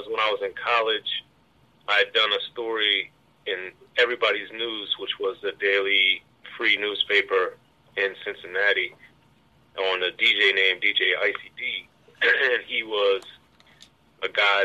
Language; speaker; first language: English; native; English